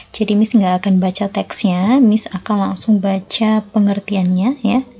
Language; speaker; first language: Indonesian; native; Indonesian